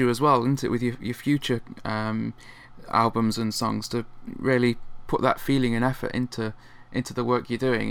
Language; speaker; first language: English; native; English